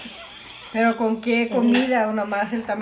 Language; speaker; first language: Spanish; early bilingual, heritage; Spanish